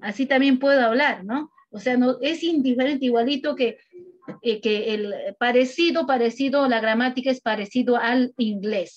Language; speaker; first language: Spanish; non-native, local second language; Quechua